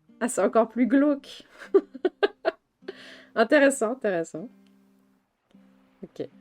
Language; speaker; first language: French; native; French